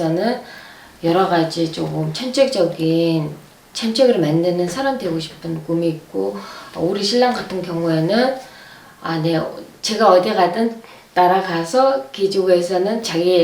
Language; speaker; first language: Korean; non-native, fluent; Mongolian